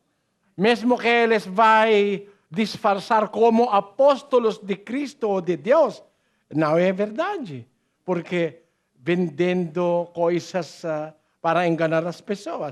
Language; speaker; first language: Portuguese; non-native, learner; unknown